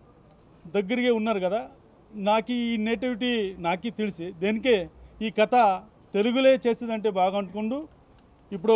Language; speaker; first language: Telugu; non-native, local second language; Kannada